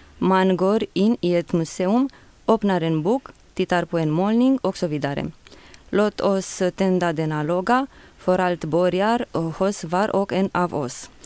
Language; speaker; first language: Swedish; non-native, fluent; Romanian